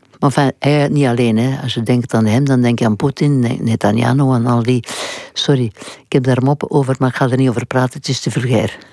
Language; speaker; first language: Dutch; non-native, local second language; French